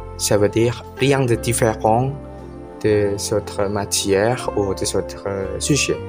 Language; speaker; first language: French; non-native, learner; Indonesian